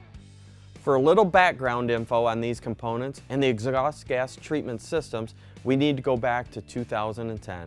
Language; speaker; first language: English; native; English